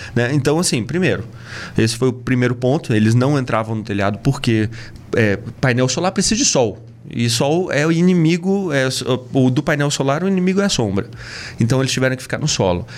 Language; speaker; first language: Portuguese; native; Portuguese